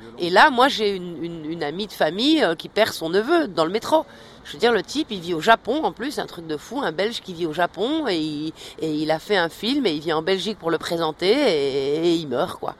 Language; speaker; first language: French; native; French